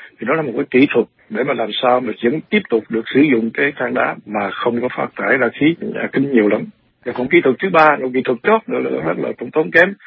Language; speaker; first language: Vietnamese; native; Vietnamese